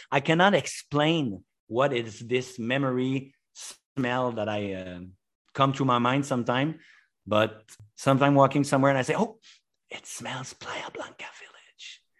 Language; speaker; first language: English; non-native, fluent; French